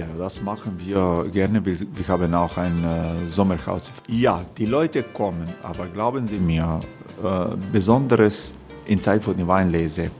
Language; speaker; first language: German; non-native, fluent; Croatian